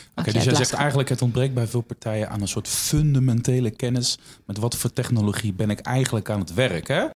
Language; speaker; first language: Dutch; native; Dutch